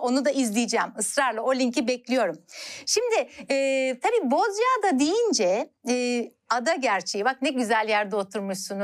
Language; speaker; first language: Turkish; native; Turkish